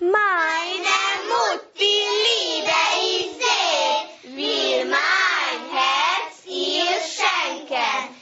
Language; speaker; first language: German; non-native, learner; Hungarian